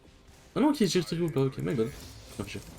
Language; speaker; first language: French; native; French